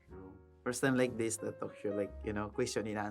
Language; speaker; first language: English; non-native, learner; Filipino